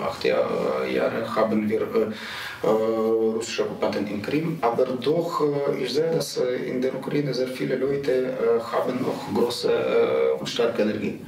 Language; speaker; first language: German; non-native, learner; Ukrainian